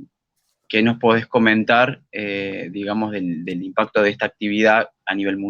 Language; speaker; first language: Spanish; native; Spanish